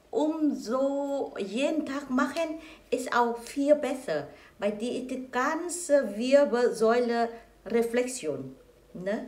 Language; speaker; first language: German; non-native, learner; Vietnamese